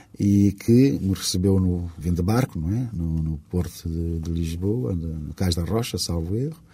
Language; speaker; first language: Portuguese; non-native, local second language; Kabuverdianu